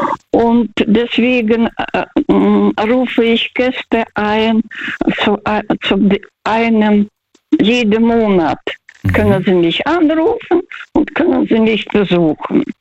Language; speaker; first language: German; non-native, fluent; Russian